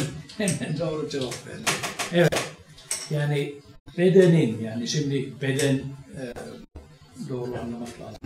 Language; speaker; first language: Turkish; non-native, fluent; Finnish